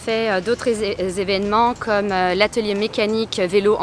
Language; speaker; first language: French; native; French